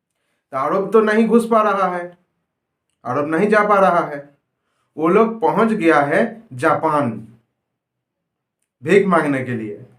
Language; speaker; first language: Hindi; non-native, local second language; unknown